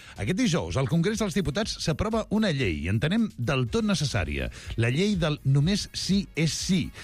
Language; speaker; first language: Catalan; native; Catalan